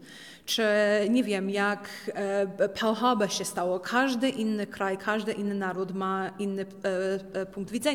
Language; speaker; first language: Polish; early bilingual, heritage; Polish